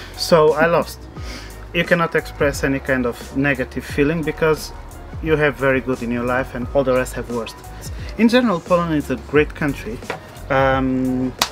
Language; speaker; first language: English; non-native, fluent; Portuguese